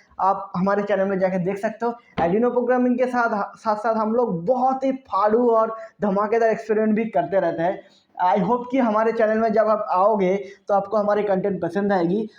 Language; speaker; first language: Hindi; non-native, local second language; Bangla